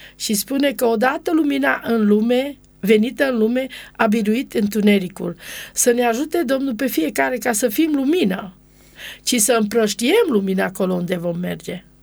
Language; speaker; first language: Romanian; non-native, local second language; Romany